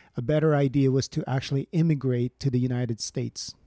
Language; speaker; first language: English; early bilingual, other home language; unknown